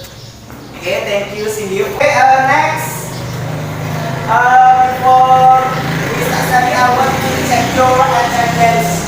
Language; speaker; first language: English; non-native, learner; Indonesian